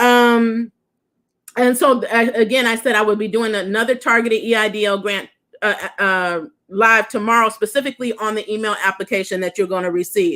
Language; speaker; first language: English; native; English